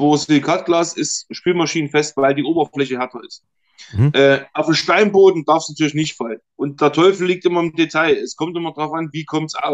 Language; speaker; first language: German; native; German